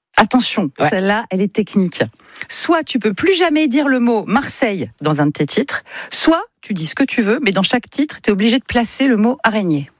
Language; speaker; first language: French; native; French